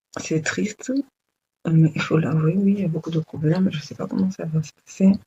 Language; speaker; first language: French; early bilingual, other home language; Lingala